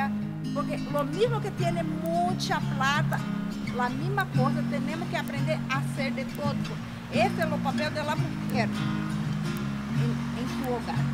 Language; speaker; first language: Spanish; non-native, learner; Portuguese